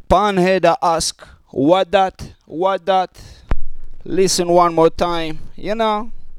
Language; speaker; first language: English; non-native, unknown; Hebrew